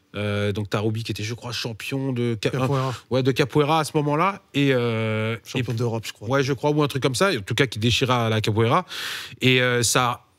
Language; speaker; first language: French; native; French